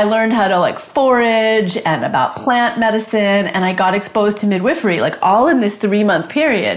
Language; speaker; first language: English; native; English